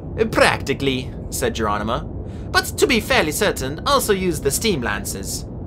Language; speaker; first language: English; native; English